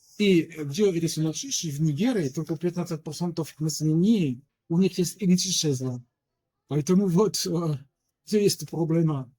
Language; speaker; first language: Russian; non-native, learner; French